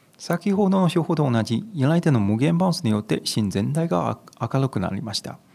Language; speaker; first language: Japanese; non-native, fluent; Chinese